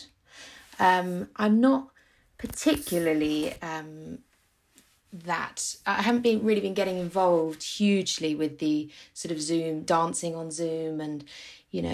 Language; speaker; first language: English; native; English